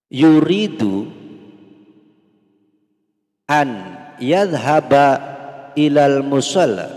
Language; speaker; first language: Arabic; non-native, fluent; Indonesian